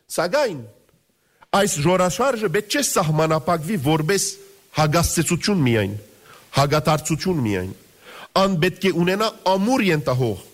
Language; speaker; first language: Armenian; native; Armenian